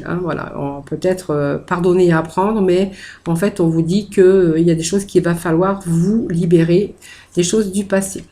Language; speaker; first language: French; native; French